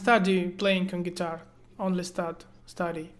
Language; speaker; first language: English; non-native, learner; Russian